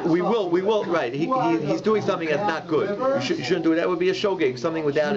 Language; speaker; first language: English; native; English